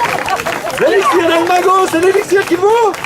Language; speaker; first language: French; native; French